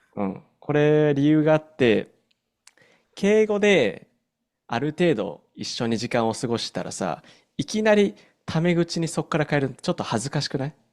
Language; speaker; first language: Japanese; native; Japanese